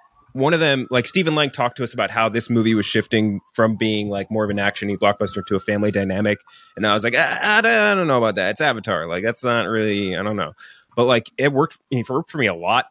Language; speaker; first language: English; native; English